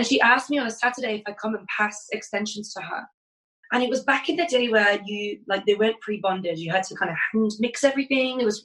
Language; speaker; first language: English; native; English